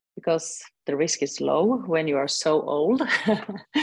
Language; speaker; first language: English; non-native, fluent; Norwegian